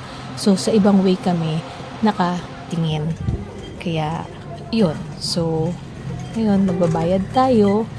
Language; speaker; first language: Filipino; native; Filipino